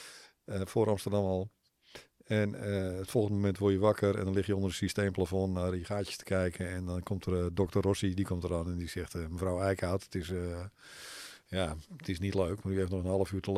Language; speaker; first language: Dutch; native; Dutch